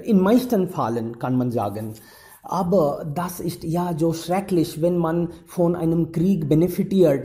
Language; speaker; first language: German; non-native, fluent; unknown